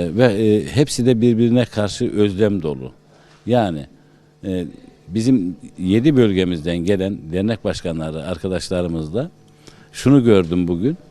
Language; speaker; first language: Turkish; native; Turkish